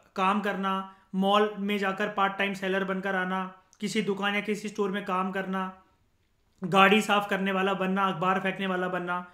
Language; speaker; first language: Hindi; native; Hindi